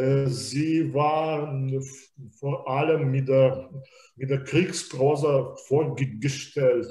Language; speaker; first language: German; non-native, fluent; Belarusian